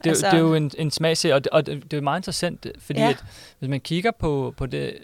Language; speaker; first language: Danish; native; Danish